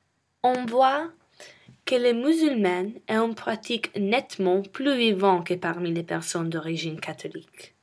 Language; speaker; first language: French; non-native, learner; English